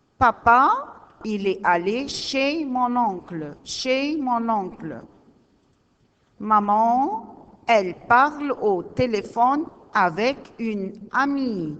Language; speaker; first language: French; non-native, learner; Arabic